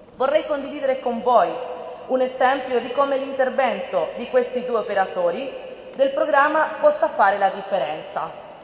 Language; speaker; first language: Italian; non-native, fluent; Spanish